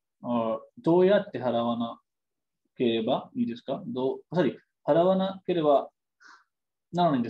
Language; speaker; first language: Japanese; non-native, fluent; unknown